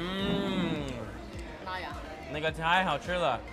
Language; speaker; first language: Chinese; non-native, learner; English